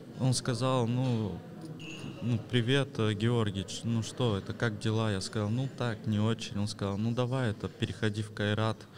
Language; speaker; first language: Russian; early bilingual, heritage; Russian